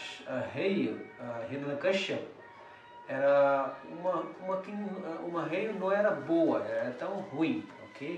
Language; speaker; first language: Portuguese; non-native, learner; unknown